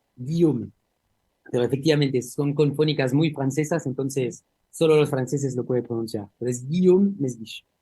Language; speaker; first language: Spanish; early bilingual, heritage; Spanish